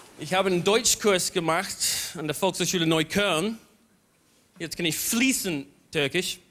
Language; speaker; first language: German; non-native, fluent; English